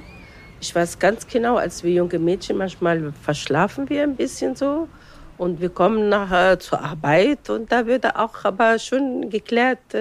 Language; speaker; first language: German; non-native, fluent; Arabic